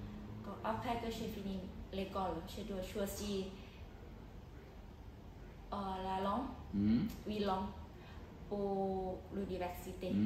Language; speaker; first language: French; non-native, fluent; Thai